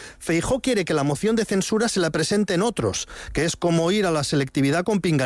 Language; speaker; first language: Spanish; native; Spanish